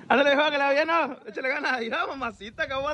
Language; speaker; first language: Spanish; native; Spanish